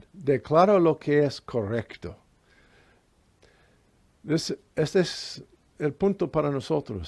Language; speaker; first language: Spanish; non-native, fluent; English